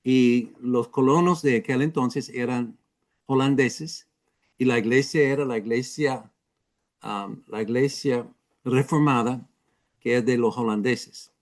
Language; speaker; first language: Spanish; non-native, fluent; English